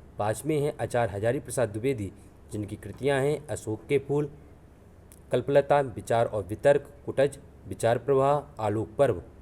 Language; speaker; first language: Hindi; native; Hindi